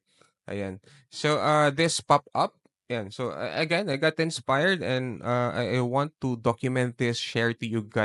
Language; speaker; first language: English; non-native, local second language; Filipino